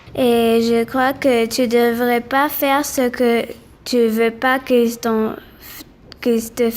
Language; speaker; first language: French; non-native, learner; Spanish